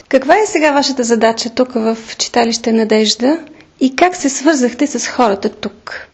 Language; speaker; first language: Bulgarian; native; Bulgarian